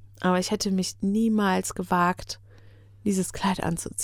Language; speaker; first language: German; native; German